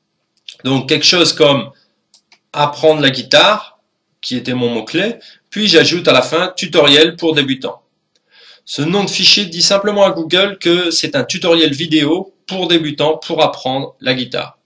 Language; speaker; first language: French; native; French